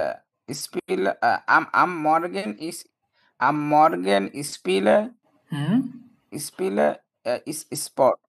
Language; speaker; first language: German; non-native, learner; Bangla